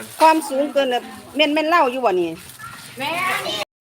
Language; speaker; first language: Thai; non-native, local second language; Lao